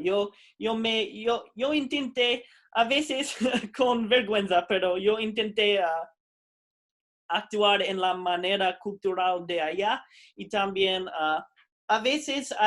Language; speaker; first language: Spanish; non-native, fluent; English